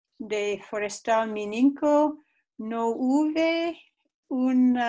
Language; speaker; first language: Spanish; non-native, fluent; English